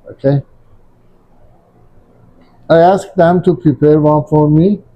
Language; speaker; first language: English; non-native, learner; Persian